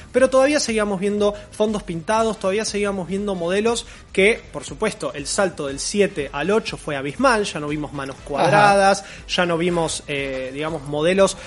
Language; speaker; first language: Spanish; native; Spanish